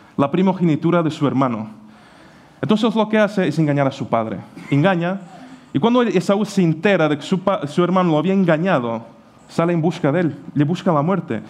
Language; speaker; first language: Spanish; non-native, fluent; Ukrainian